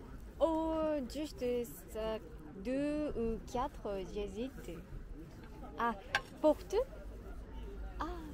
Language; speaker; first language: French; non-native, learner; Japanese